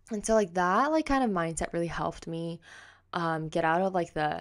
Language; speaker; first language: English; native; English